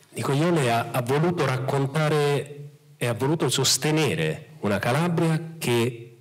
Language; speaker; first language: Italian; native; Italian